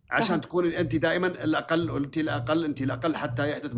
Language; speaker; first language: Arabic; native; Arabic